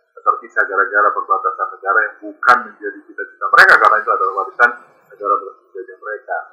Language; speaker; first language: Indonesian; native; Indonesian